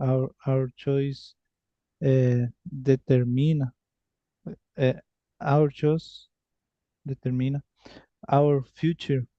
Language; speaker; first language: English; non-native, learner; Spanish